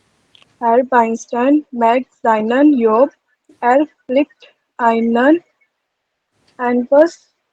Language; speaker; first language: German; non-native, learner; Hindi